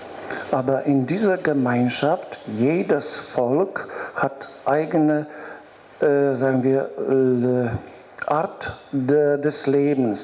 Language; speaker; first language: German; non-native, fluent; Polish